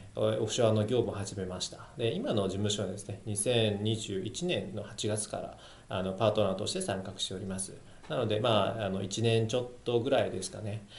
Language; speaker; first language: Japanese; non-native, fluent; Chinese